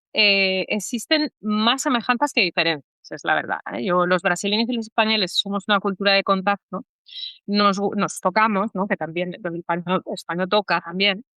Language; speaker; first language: Spanish; native; Spanish